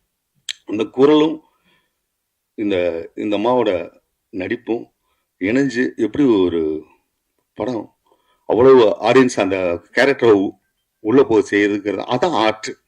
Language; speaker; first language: Tamil; native; Tamil